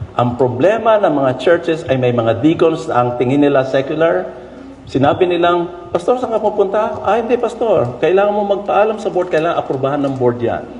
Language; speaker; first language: Filipino; non-native, local second language; Iloko